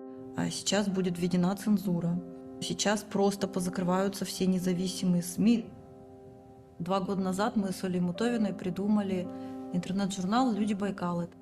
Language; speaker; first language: Russian; native; Russian